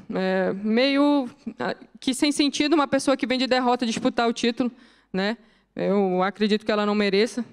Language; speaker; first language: Portuguese; native; Portuguese